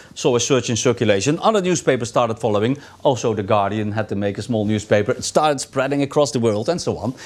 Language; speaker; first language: English; non-native, fluent; Dutch